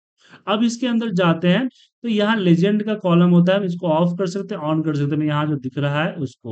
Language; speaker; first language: Hindi; native; Hindi